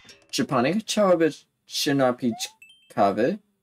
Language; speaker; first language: Polish; non-native, learner; English